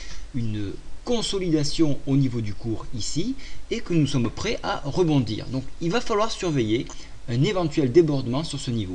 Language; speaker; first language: French; native; French